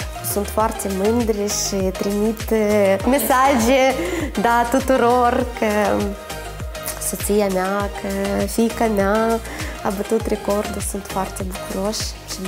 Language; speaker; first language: Romanian; non-native, local second language; Russian